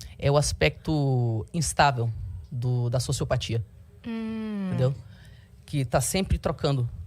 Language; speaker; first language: Portuguese; early bilingual, heritage; Portuguese